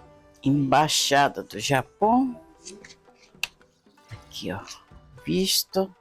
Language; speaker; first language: Portuguese; non-native, fluent; Japanese